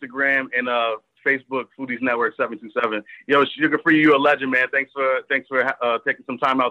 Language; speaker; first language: English; native; English